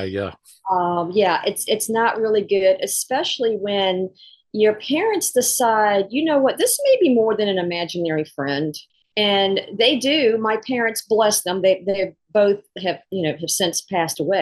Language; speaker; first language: English; native; English